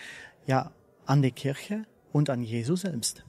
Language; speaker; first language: German; non-native, learner; Dutch